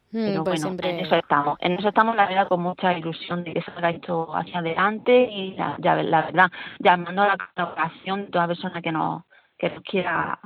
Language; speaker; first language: Spanish; native; Spanish